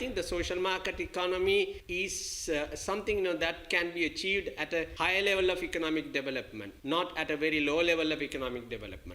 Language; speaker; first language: English; non-native, local second language; Sinhala